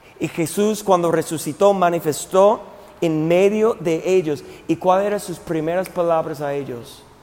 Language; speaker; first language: Spanish; non-native, fluent; English